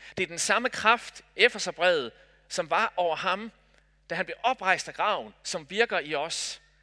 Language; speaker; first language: Danish; native; Danish